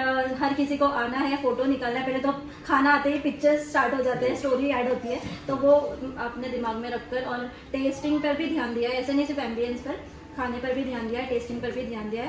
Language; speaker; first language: Hindi; native; Hindi